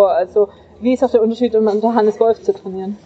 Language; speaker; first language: German; native; German